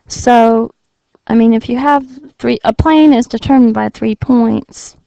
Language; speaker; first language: English; native; English